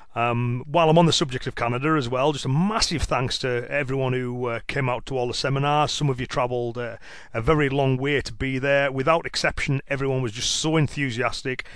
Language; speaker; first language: English; native; English